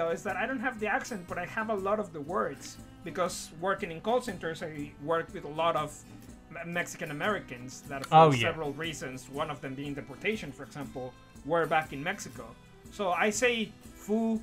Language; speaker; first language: English; non-native, fluent; Spanish